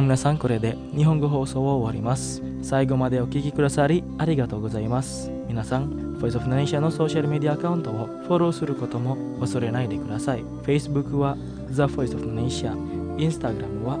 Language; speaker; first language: Japanese; non-native, fluent; Indonesian